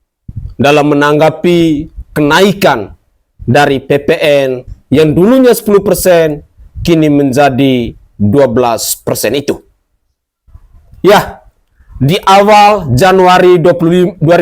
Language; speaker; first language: Indonesian; native; Indonesian